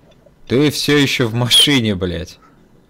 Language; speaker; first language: Russian; native; Russian